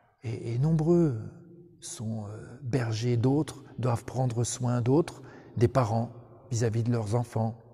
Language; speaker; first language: French; native; French